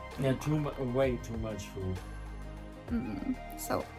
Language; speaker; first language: English; non-native, fluent; German